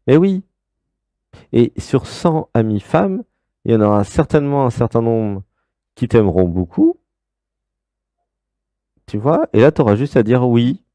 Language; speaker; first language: French; native; French